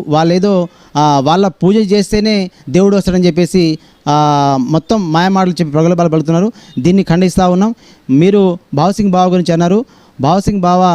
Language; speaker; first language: Telugu; non-native, local second language; Lambadi